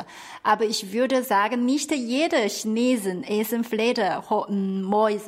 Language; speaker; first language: German; non-native, fluent; Chinese